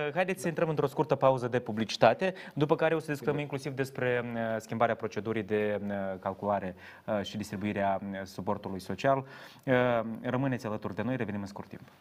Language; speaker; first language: Romanian; native; Romanian